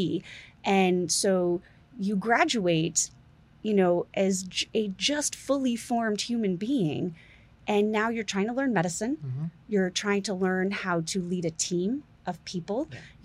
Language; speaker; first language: English; native; English